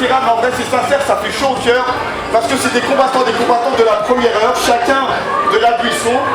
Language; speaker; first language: French; native; French